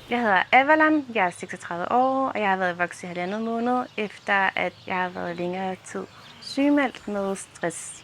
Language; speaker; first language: Danish; native; Danish